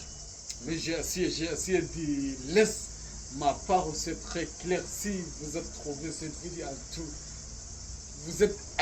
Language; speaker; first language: French; non-native, learner; Arabic